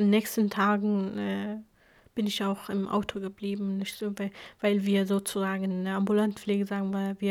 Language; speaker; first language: German; non-native, fluent; Kurdish